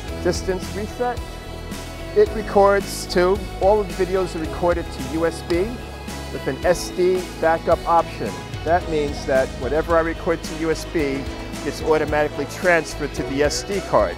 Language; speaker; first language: English; native; English